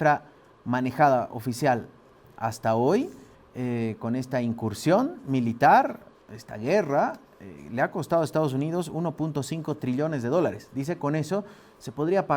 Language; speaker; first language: Spanish; native; Spanish